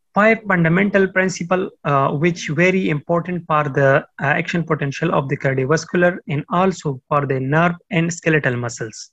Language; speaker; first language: English; non-native, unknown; Pashto